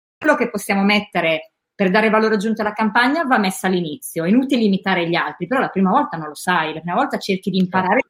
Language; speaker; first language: Italian; native; Italian